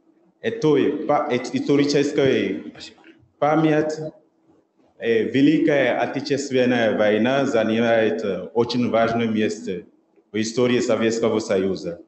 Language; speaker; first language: Russian; non-native, local second language; French